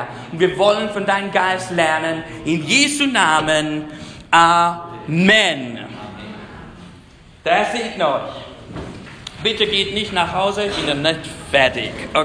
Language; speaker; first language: German; non-native, fluent; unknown